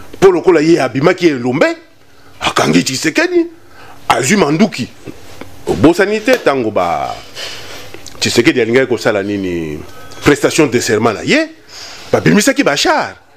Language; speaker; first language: Lingala; non-native, local second language; Luba-Lulua